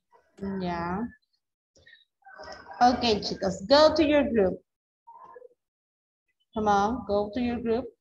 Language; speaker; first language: English; non-native, fluent; Spanish